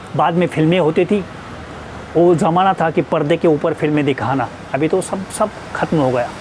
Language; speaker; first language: Hindi; non-native, local second language; Marathi